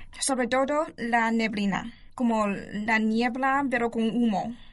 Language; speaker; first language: Spanish; non-native, learner; Chinese